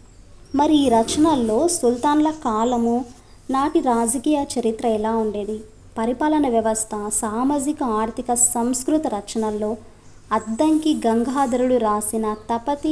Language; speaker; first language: Telugu; native; Telugu